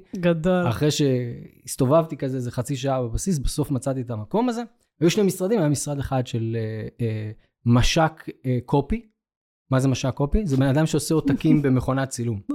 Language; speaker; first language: Hebrew; native; Hebrew